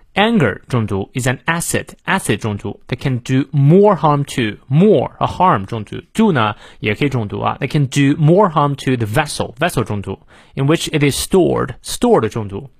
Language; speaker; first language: English; non-native, fluent; Chinese